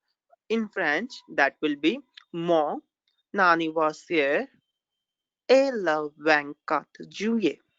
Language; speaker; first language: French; non-native, learner; Hindi